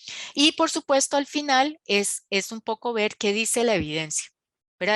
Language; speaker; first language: Spanish; native; Spanish